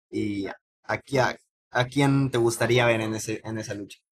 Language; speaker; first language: Spanish; native; Spanish